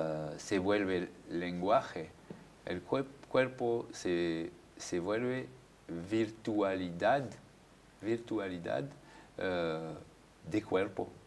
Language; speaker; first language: Spanish; non-native, fluent; French